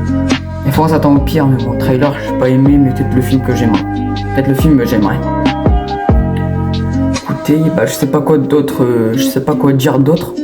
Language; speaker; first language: French; native; French